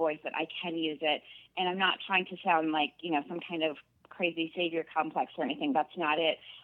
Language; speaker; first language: English; native; English